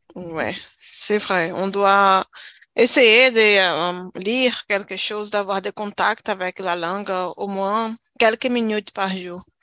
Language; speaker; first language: French; non-native, learner; Portuguese